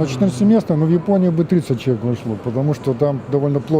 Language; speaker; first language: Russian; native; Russian